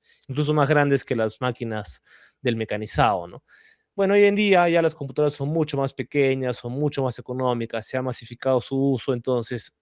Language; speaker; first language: Spanish; native; Spanish